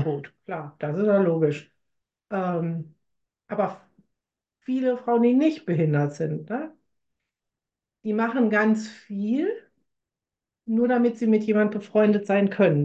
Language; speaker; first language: German; native; German